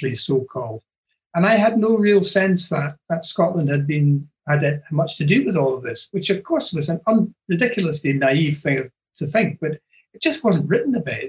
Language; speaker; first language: English; native; English